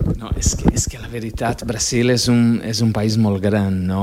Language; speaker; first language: Catalan; non-native, fluent; Portuguese